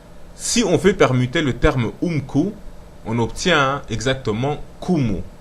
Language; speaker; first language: French; non-native, local second language; Lingala